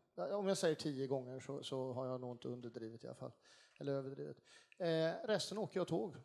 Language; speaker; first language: Swedish; native; Swedish